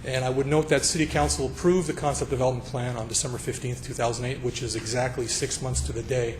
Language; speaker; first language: English; native; English